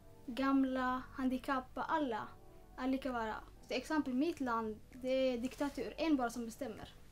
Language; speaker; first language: Swedish; non-native, learner; Tigrinya